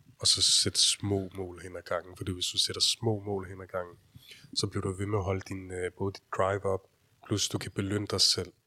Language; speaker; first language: Danish; early bilingual, other home language; Urdu